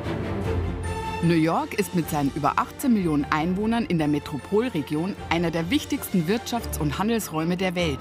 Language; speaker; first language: German; native; German